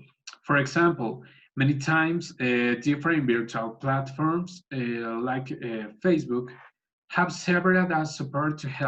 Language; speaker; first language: English; non-native, learner; Spanish